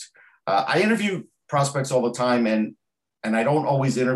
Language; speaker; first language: English; native; English